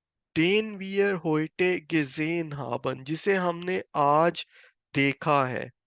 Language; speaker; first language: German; non-native, fluent; Urdu